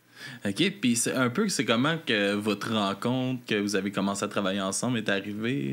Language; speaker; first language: French; native; French